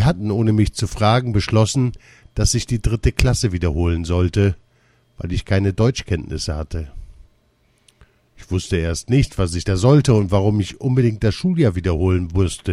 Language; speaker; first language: German; early bilingual, other home language; Russian